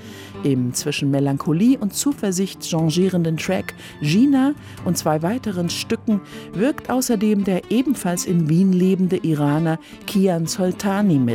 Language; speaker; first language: German; native; German